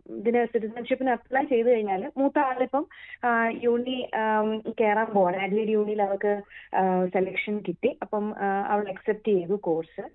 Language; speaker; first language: Malayalam; native; Malayalam